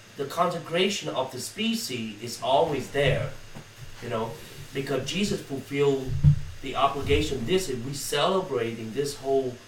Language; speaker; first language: English; non-native, fluent; Vietnamese